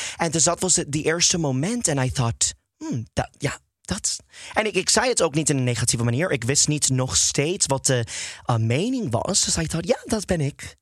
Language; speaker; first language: Dutch; non-native, fluent; English